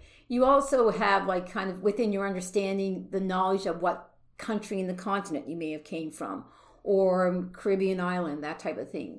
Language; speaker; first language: English; native; English